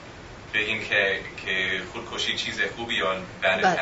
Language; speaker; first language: Persian; non-native, fluent; English